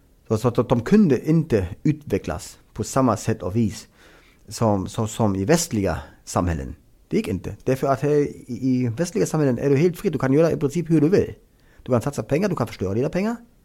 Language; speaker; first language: Swedish; non-native, fluent; German